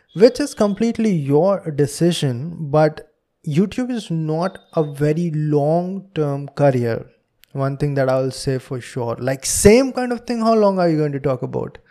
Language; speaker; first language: English; non-native, local second language; Hindi